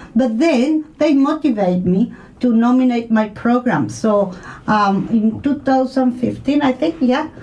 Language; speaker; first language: English; non-native, learner; Spanish